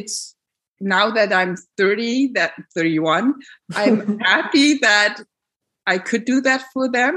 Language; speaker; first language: English; non-native, fluent; Dutch